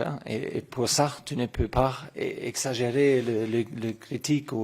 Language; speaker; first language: French; non-native, learner; German